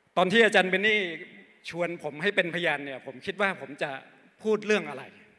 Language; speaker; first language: Thai; non-native, local second language; Akha